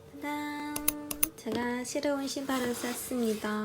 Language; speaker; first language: Korean; non-native, learner; Malay